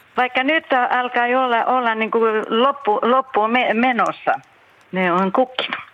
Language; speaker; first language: Finnish; native; Finnish